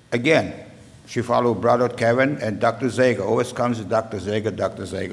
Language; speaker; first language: English; non-native, learner; Serbian